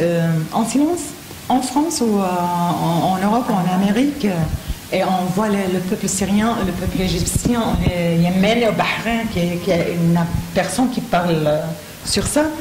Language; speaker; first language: French; non-native, fluent; Arabic